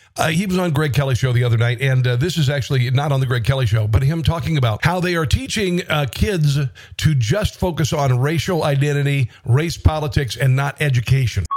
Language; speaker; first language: English; native; English